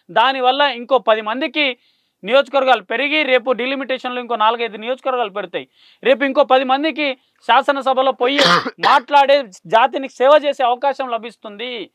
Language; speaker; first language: Telugu; non-native, local second language; Lambadi